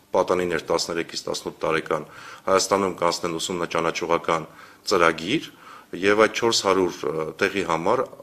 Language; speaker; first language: Armenian; native; Armenian